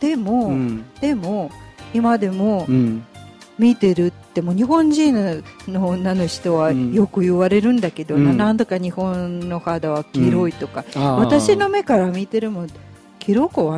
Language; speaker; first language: Japanese; non-native, fluent; Russian